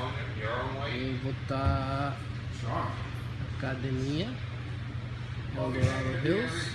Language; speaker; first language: Portuguese; non-native, learner; English